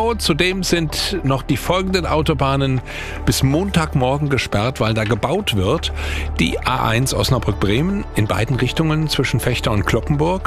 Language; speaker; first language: German; native; German